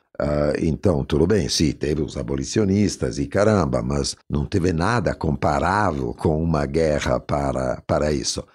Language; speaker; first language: Portuguese; non-native, fluent; Italian